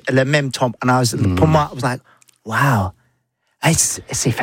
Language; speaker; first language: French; non-native, learner; English